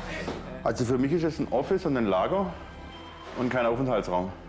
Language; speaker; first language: German; native; German